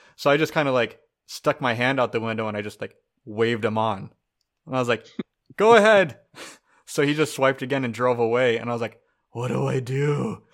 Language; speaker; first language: English; native; English